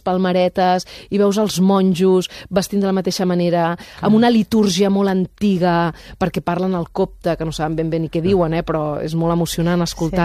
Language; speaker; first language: Catalan; native; Catalan